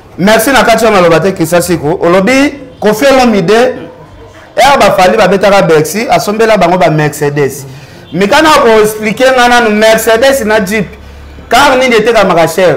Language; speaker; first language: Lingala; native; Lingala